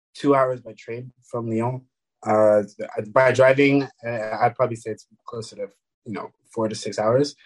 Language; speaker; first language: English; early bilingual, other home language; French